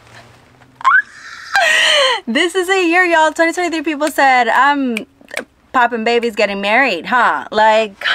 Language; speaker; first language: English; non-native, fluent; Spanish